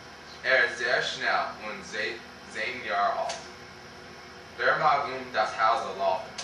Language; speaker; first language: German; non-native, learner; English